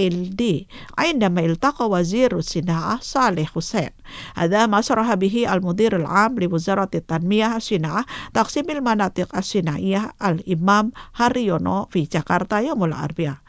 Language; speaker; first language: Arabic; non-native, fluent; Indonesian